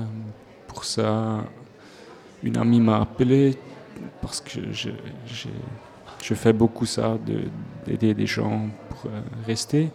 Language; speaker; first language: French; non-native, local second language; Swiss German